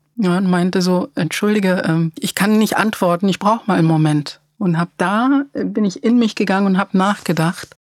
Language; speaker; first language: German; early bilingual, other home language; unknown